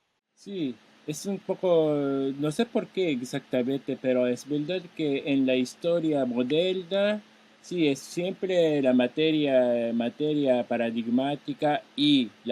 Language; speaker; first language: Spanish; non-native, fluent; Japanese